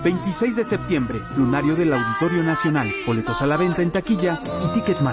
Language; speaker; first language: Spanish; native; Spanish